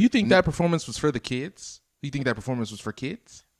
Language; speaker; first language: English; native; English